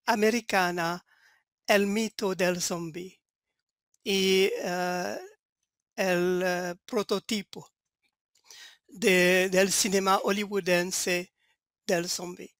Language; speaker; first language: Spanish; non-native, fluent; French